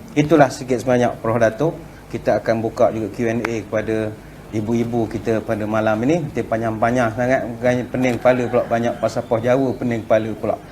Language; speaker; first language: Malay; native; Malay